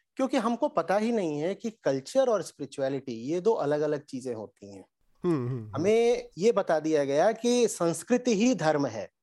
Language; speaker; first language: Hindi; native; Hindi